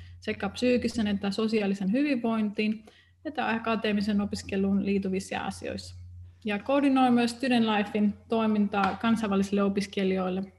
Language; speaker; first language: Finnish; non-native, fluent; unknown